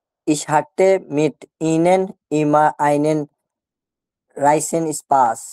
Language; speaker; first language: German; non-native, learner; Bangla